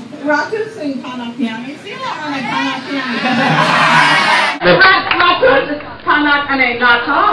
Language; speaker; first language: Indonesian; non-native, learner; English